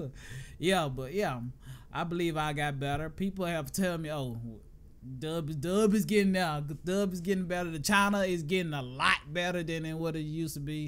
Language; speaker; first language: English; native; English